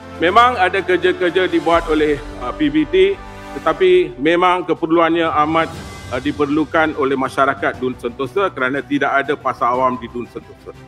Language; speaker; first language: Malay; non-native, local second language; Tamil